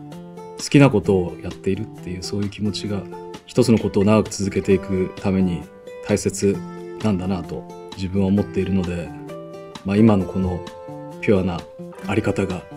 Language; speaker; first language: Japanese; native; Japanese